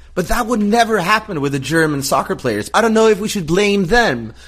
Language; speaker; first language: English; non-native, fluent; Swedish